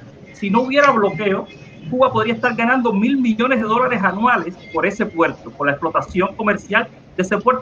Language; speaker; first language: Spanish; native; Spanish